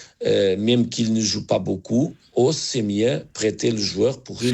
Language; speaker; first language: French; non-native, learner; Portuguese